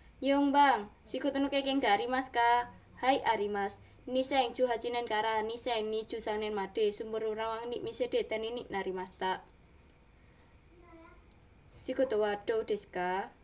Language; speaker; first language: Japanese; non-native, learner; Indonesian